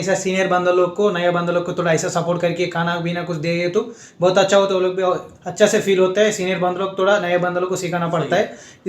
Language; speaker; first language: Hindi; non-native, local second language; Telugu